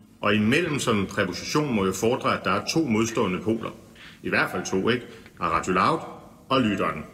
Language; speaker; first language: Danish; native; Danish